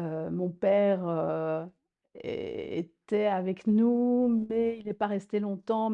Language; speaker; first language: French; early bilingual, other home language; Rundi